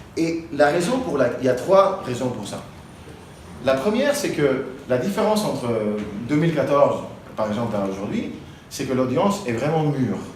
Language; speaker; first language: French; non-native, fluent; Spanish